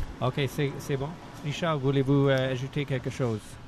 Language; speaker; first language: French; non-native, fluent; English